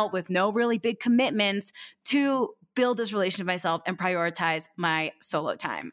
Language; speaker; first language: English; native; English